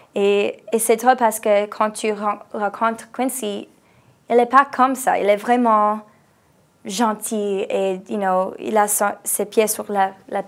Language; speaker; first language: French; non-native, local second language; English